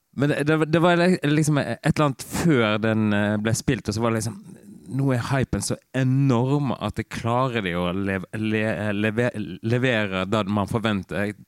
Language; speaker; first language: Norwegian; native; Norwegian